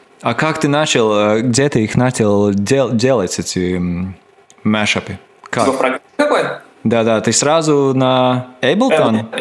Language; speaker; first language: Russian; non-native, local second language; Latvian